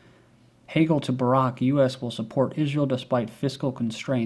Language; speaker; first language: English; native; English